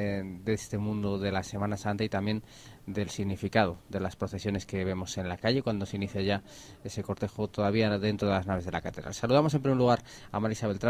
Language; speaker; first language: Spanish; native; Spanish